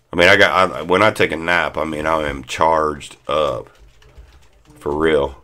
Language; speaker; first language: English; native; English